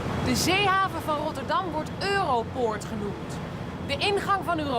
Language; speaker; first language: Dutch; native; Dutch